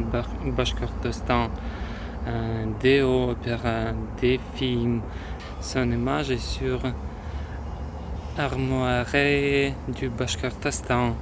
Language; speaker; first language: French; non-native, learner; Russian